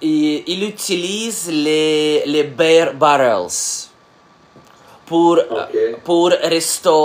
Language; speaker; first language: French; non-native, learner; Russian